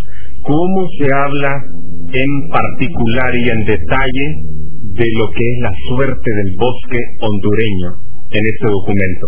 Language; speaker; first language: Spanish; native; Spanish